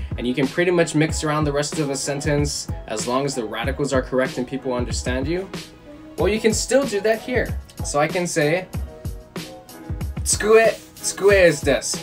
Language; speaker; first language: English; native; English